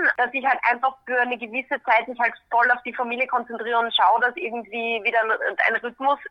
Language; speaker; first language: German; native; German